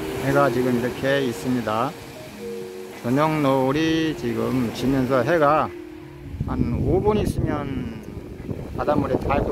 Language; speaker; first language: Korean; native; Korean